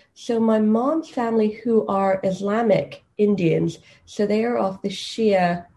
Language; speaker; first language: English; non-native, local second language; Swahili